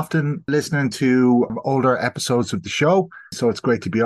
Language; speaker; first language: English; native; English